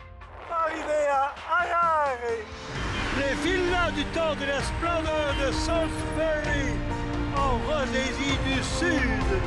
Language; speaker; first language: French; native; French